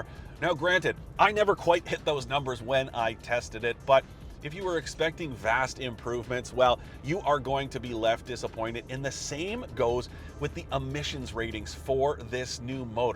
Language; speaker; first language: English; native; English